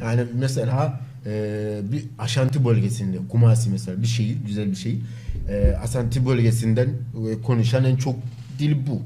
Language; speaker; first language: Turkish; non-native, fluent; Akan